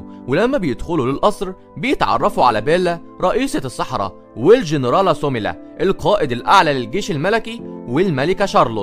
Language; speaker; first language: Arabic; native; Arabic